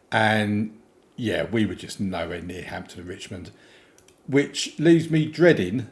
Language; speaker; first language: English; native; English